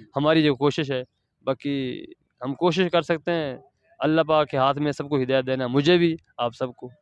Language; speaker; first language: Urdu; native; Urdu